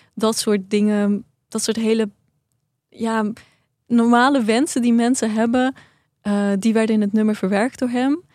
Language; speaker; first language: Dutch; early bilingual, other home language; Persian